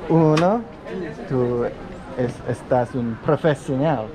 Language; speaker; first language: Spanish; non-native, learner; English